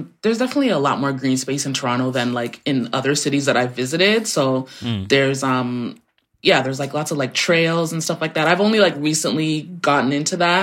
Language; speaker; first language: English; native; English